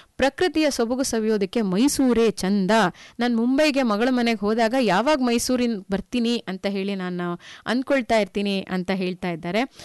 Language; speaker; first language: Kannada; native; Kannada